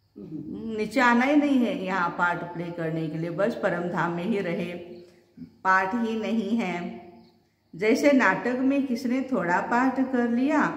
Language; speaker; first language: Hindi; non-native, local second language; Marathi